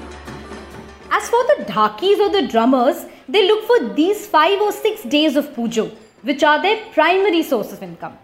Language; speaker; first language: English; non-native, local second language; Bangla